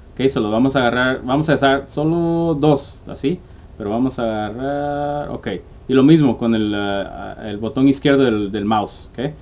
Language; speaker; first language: Spanish; early bilingual, heritage; English